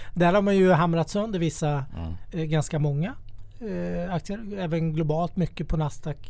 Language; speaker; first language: Swedish; native; Swedish